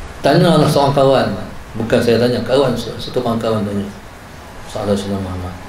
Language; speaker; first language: Malay; native; Malay